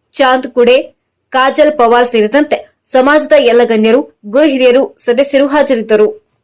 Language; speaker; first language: Kannada; native; Kannada